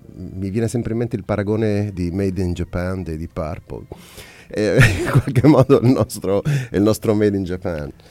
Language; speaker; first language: Italian; native; Italian